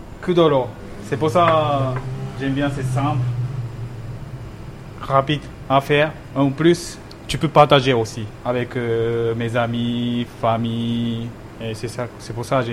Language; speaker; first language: French; non-native, fluent; Japanese